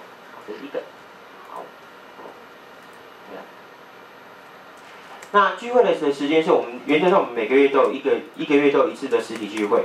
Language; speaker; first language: Chinese; native; Chinese